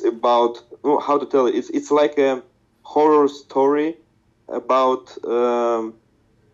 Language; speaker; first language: English; non-native, learner; Russian